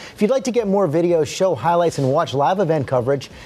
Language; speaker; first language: English; native; English